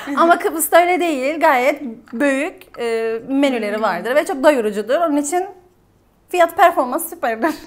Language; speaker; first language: Turkish; native; Turkish